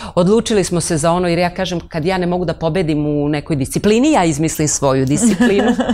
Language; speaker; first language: Serbian; non-native, local second language; Romanian